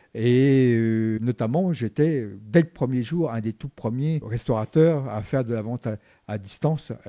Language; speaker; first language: French; early bilingual, other home language; Vietnamese